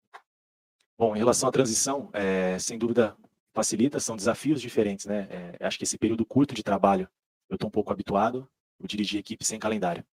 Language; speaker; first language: Portuguese; native; Portuguese